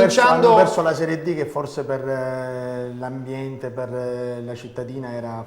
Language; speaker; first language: Italian; native; Italian